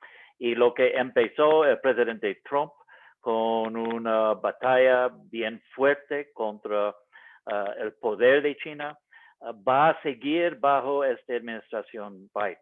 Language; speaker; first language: Spanish; non-native, fluent; English